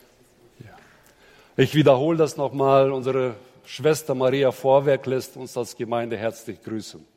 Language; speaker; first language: German; native; German